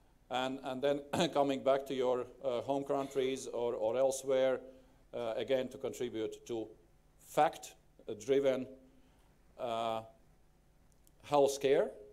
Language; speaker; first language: English; non-native, fluent; Latvian